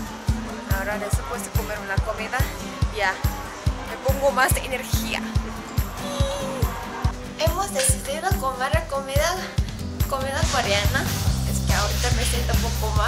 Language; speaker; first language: Spanish; non-native, learner; Korean